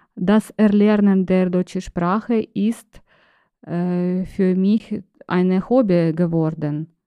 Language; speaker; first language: German; non-native, learner; Ukrainian